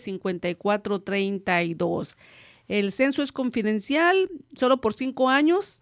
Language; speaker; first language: Spanish; native; Spanish